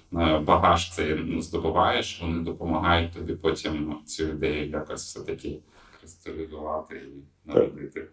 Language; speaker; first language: Ukrainian; non-native, local second language; Russian